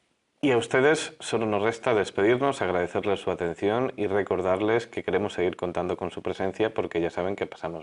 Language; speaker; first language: Spanish; native; Spanish